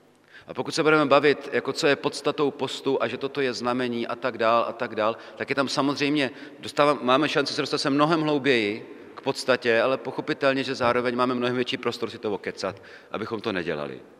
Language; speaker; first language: Czech; native; Czech